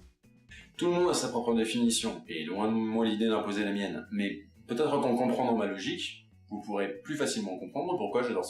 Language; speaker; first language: French; native; French